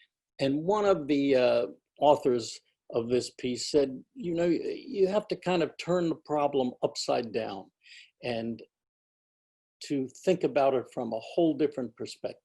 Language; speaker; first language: English; native; English